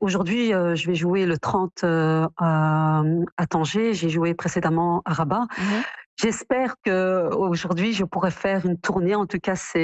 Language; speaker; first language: French; native; French